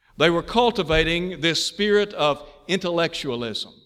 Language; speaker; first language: English; native; English